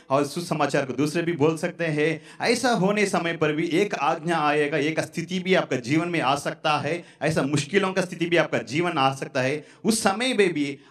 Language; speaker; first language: Hindi; non-native, local second language; Tamil